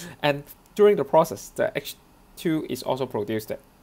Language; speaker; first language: English; non-native, local second language; Cantonese